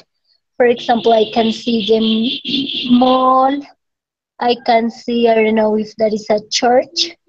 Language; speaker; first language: English; non-native, learner; Spanish